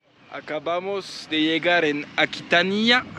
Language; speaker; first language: Spanish; non-native, learner; French